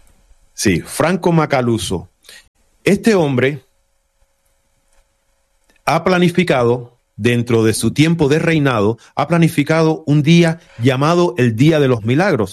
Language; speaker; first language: Spanish; native; Spanish